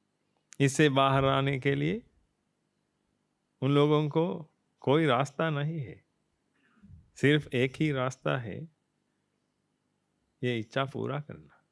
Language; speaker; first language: Hindi; non-native, fluent; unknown